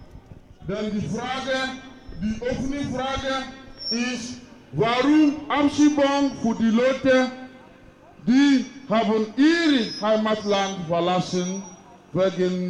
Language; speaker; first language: German; non-native, learner; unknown